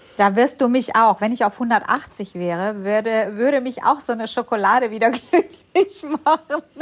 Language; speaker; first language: German; early bilingual, other home language; Russian